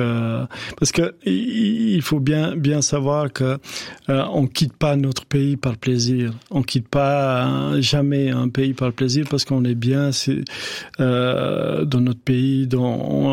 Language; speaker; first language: French; non-native, fluent; Albanian